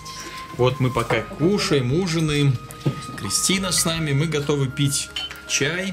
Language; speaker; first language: Russian; native; Russian